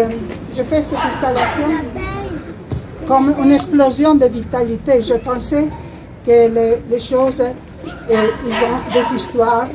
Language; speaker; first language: French; non-native, learner; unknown